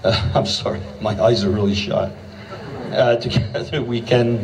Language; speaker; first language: English; native; English